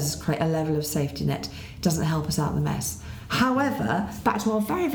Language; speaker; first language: English; native; English